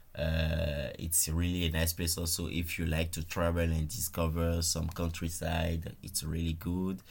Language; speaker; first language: English; non-native, fluent; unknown